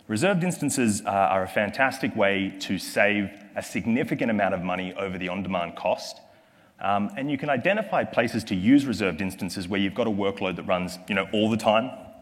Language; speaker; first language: English; native; English